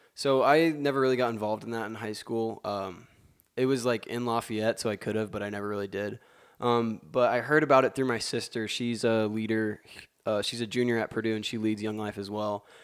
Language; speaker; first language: English; native; English